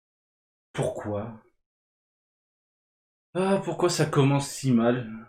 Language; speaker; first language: French; native; French